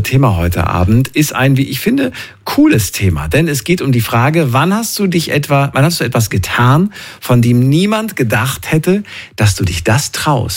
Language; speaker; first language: German; native; German